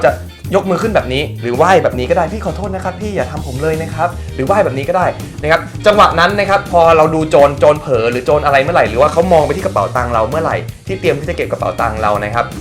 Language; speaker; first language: Thai; native; Thai